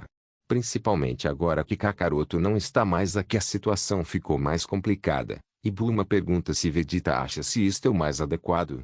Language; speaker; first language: Portuguese; native; Portuguese